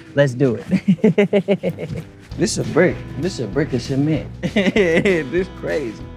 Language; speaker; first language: English; native; English